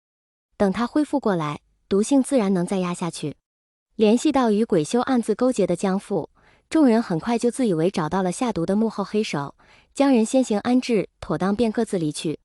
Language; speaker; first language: Chinese; native; Chinese